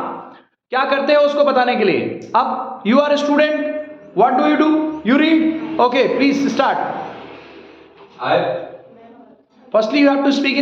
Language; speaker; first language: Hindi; native; Hindi